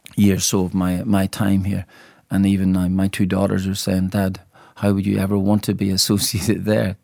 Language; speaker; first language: English; native; English